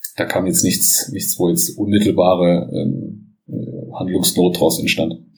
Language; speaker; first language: German; native; German